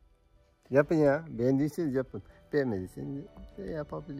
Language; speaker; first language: Turkish; native; Turkish